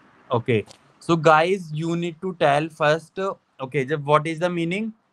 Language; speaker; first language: English; non-native, local second language; Hindi